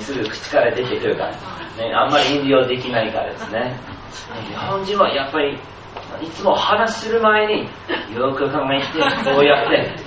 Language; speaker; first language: Japanese; non-native, fluent; English